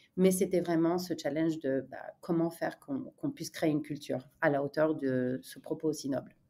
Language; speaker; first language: French; non-native, fluent; Spanish